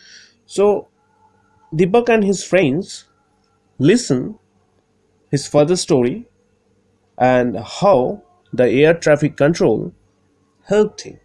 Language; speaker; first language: English; non-native, local second language; Bangla